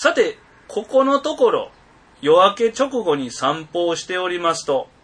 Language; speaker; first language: Japanese; native; Japanese